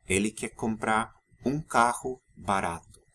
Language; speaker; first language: Portuguese; non-native, fluent; English